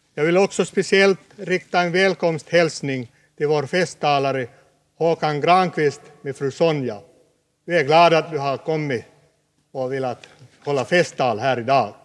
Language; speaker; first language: Swedish; native; Swedish